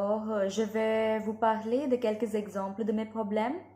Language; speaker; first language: French; non-native, learner; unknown